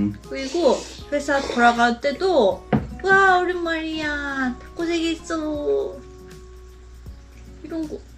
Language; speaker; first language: Korean; non-native, learner; Japanese